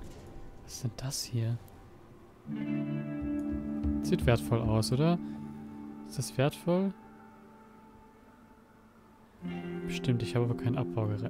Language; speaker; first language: German; native; German